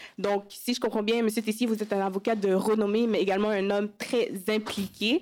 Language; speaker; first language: French; early bilingual, other home language; Wolof